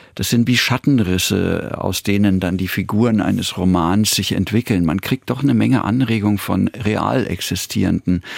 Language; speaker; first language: German; native; German